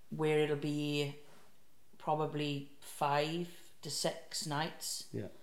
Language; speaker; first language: English; native; English